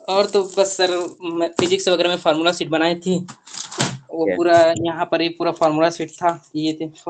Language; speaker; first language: Hindi; native; Hindi